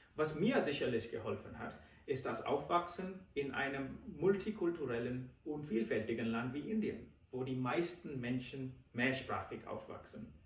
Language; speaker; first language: German; non-native, fluent; Telugu